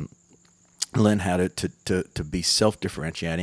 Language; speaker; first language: English; native; English